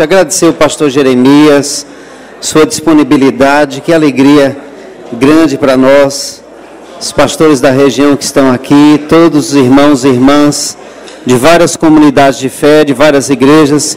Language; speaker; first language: Portuguese; native; Portuguese